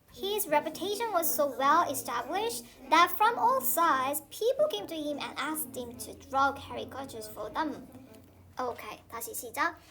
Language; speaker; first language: English; non-native, fluent; Korean